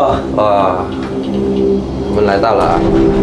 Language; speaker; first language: Chinese; non-native, learner; Vietnamese